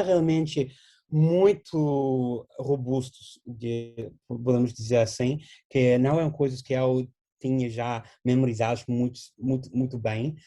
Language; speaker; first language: Portuguese; non-native, fluent; English